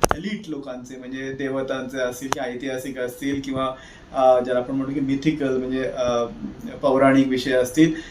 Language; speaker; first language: Marathi; native; Marathi